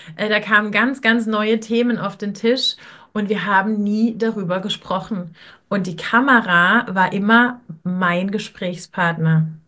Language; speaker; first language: German; native; German